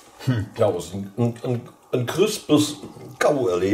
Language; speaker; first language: German; native; German